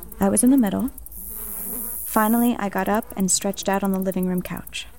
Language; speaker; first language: English; native; English